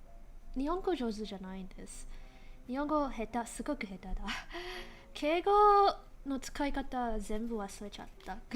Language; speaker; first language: Japanese; non-native, learner; English